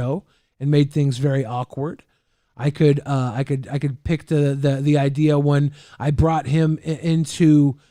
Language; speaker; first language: English; native; English